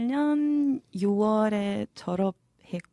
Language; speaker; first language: Korean; non-native, fluent; Serbian